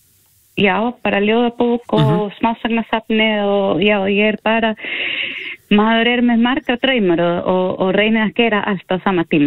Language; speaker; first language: Icelandic; non-native, fluent; Spanish